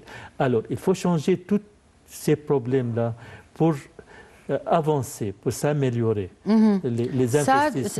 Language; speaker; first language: French; non-native, fluent; Arabic